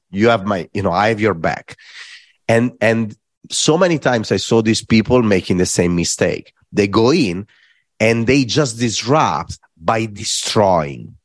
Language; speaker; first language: English; non-native, fluent; Italian